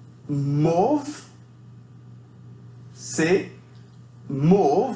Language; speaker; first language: French; non-native, fluent; Spanish